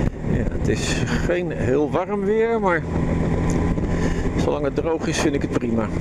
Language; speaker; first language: Dutch; native; Dutch